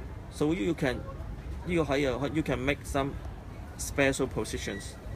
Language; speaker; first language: English; non-native, local second language; Cantonese